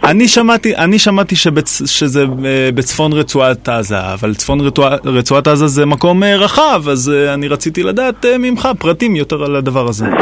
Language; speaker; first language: Hebrew; native; Hebrew